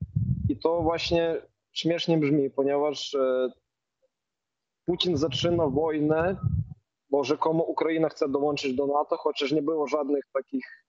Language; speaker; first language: Polish; non-native, fluent; Ukrainian